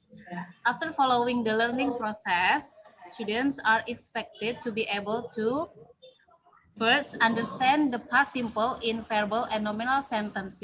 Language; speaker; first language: English; non-native, learner; Indonesian